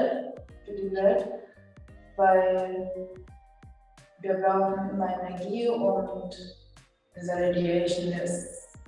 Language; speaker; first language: German; non-native, fluent; Japanese